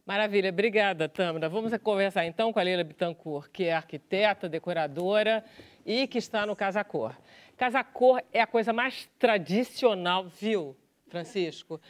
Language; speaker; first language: Portuguese; native; Portuguese